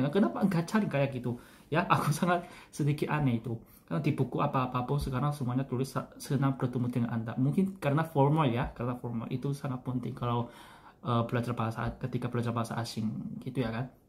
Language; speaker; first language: Indonesian; non-native, fluent; Korean